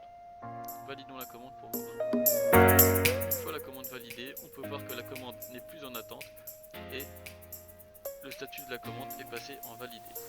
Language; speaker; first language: French; native; French